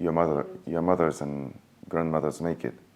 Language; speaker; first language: English; non-native, fluent; Japanese